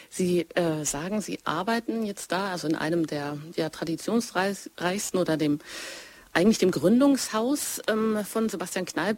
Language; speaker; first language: German; native; German